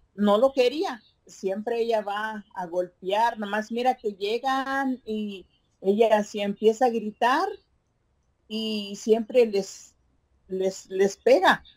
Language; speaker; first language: Spanish; native; Spanish